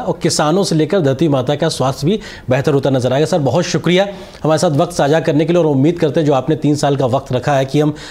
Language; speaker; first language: Hindi; native; Hindi